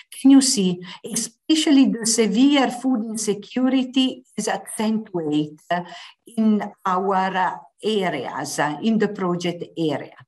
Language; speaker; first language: English; non-native, fluent; Italian